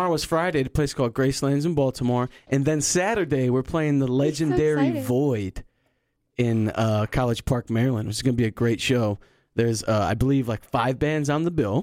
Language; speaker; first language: English; native; English